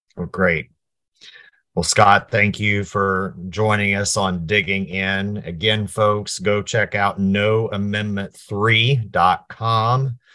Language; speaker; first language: English; native; English